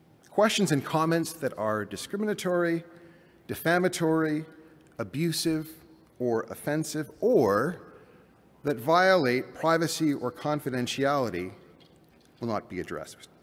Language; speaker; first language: English; native; English